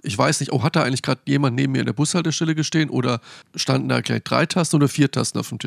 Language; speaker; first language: German; native; German